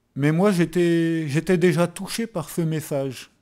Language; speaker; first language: French; native; French